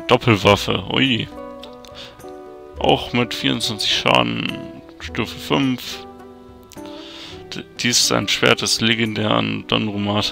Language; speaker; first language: German; native; German